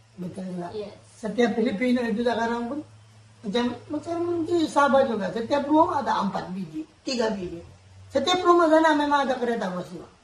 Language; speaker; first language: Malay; non-native, local second language; Filipino